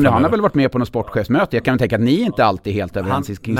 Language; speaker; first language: Swedish; native; Swedish